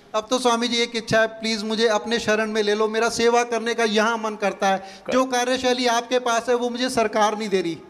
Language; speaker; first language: Hindi; native; Hindi